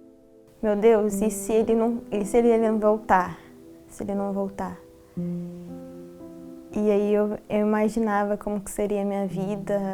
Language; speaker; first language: Portuguese; early bilingual, heritage; Portuguese